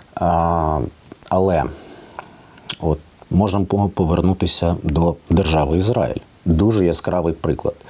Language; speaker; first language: Ukrainian; non-native, local second language; Russian